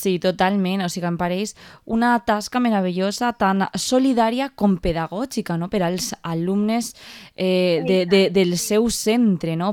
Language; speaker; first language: Catalan; native; Catalan